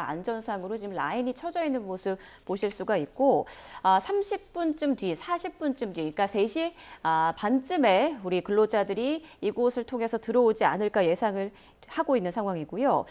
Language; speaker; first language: Korean; native; Korean